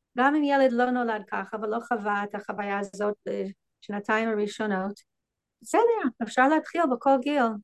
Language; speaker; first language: Hebrew; non-native, fluent; English